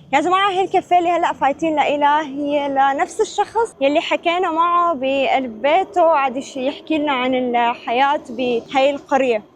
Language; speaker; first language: Arabic; native; Arabic